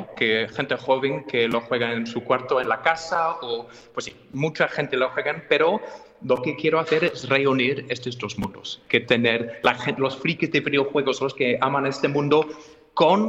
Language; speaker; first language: Spanish; non-native, fluent; English